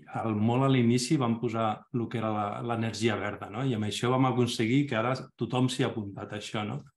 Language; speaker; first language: Catalan; non-native, local second language; Spanish